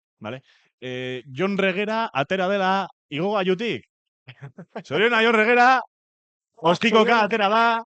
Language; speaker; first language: Basque; non-native, local second language; Spanish